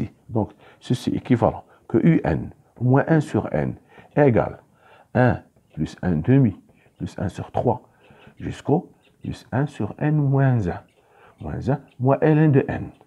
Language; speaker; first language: French; non-native, local second language; Arabic